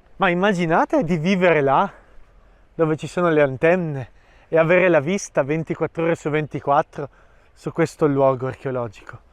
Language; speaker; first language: Italian; native; Italian